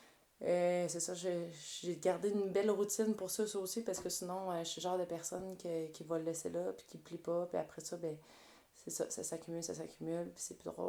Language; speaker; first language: French; native; French